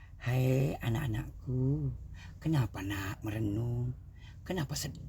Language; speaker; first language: Indonesian; non-native, local second language; Buginese